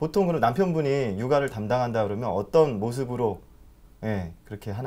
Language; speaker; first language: Korean; native; Korean